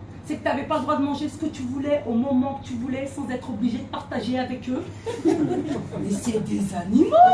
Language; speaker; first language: French; native; French